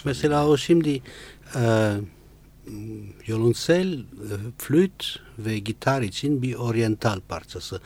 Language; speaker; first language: Turkish; non-native, fluent; Italian